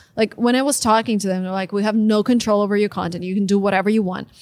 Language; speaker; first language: English; non-native, fluent; Russian